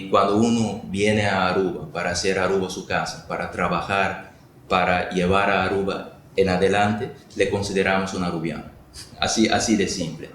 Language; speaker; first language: Spanish; non-native, local second language; Papiamento